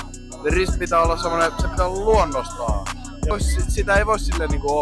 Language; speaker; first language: Finnish; native; Finnish